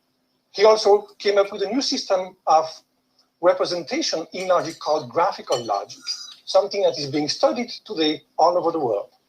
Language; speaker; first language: English; non-native, fluent; French